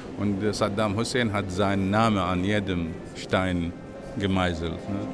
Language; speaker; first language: German; non-native, fluent; Arabic